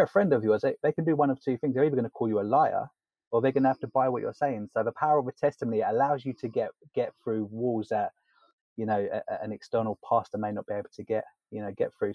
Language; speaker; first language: English; native; English